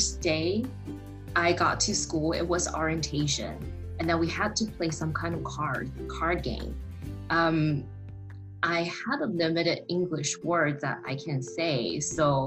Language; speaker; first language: English; non-native, fluent; Chinese